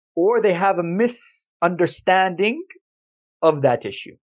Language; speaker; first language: English; native; English